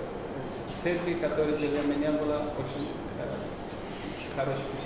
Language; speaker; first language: Russian; non-native, fluent; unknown